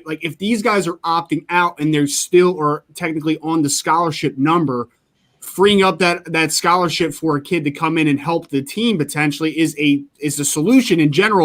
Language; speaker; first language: English; native; English